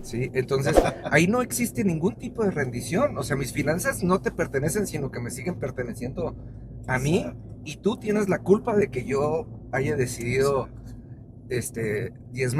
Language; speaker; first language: Spanish; native; Spanish